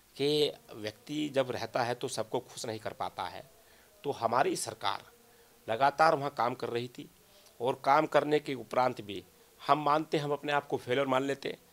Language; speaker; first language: Hindi; native; Hindi